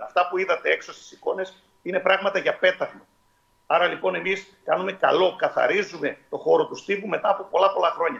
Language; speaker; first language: Greek; native; Greek